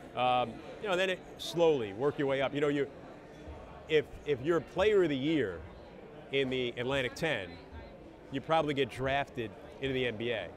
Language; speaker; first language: English; native; English